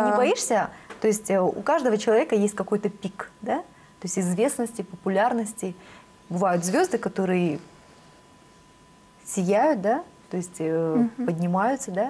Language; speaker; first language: Russian; native; Russian